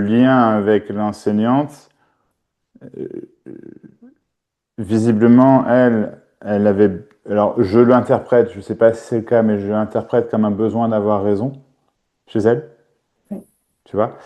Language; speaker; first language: French; native; French